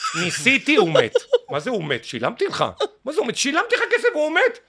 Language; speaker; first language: Hebrew; native; Hebrew